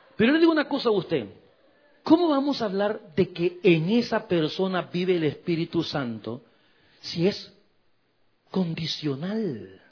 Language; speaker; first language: Spanish; native; Spanish